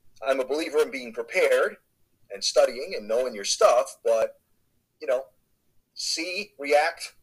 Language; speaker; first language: English; native; English